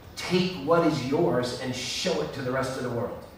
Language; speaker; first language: English; native; English